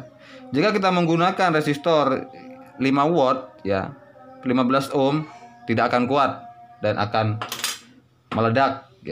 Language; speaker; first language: Indonesian; native; Indonesian